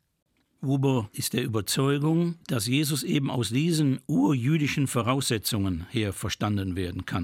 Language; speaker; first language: German; native; German